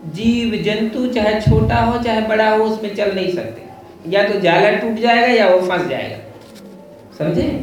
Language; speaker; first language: Hindi; native; Hindi